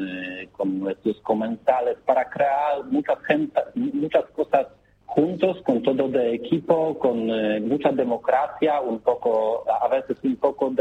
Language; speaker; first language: Spanish; non-native, learner; Polish